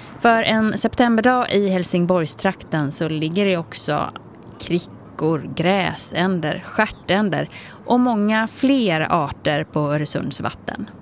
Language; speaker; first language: Swedish; native; Swedish